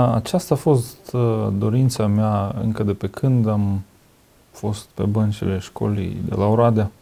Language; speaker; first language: Romanian; non-native, fluent; Russian